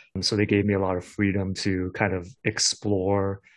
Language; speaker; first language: English; non-native, local second language; Cantonese